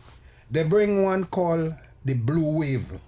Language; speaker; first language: English; native; English